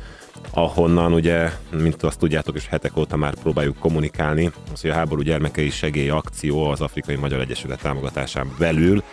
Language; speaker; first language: Hungarian; native; Hungarian